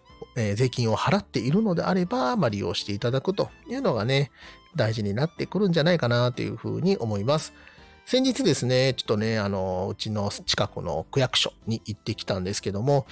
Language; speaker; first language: Japanese; native; Japanese